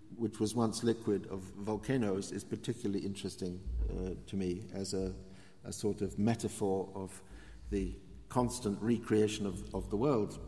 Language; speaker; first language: English; native; English